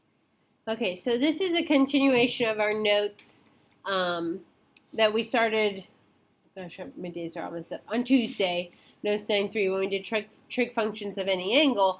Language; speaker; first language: English; native; English